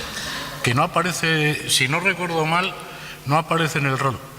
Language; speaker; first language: Spanish; native; Spanish